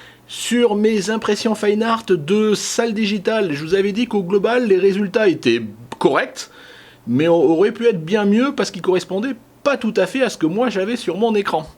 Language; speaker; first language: French; native; French